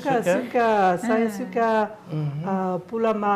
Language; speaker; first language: Indonesian; non-native, learner; English